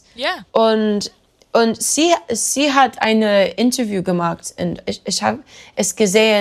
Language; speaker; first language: German; non-native, learner; English